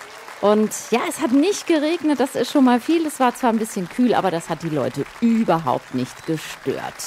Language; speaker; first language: German; native; German